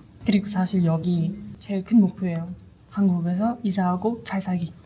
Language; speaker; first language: Korean; non-native, learner; German